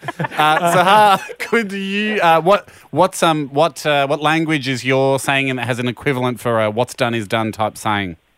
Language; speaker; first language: English; native; English